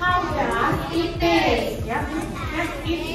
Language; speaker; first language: English; non-native, fluent; Indonesian